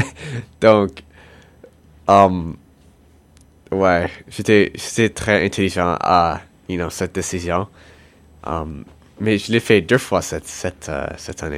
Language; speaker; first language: French; non-native, local second language; English